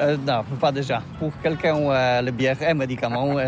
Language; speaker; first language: French; non-native, learner; Polish